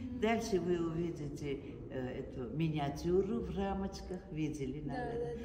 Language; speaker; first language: Russian; non-native, fluent; Armenian